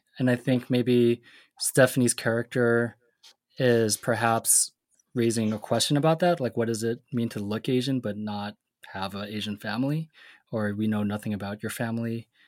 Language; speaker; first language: English; native; English